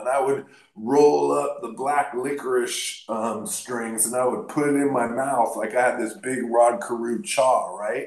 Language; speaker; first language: English; native; English